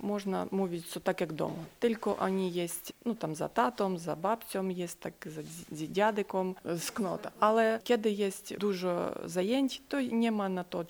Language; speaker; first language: Polish; non-native, learner; Ukrainian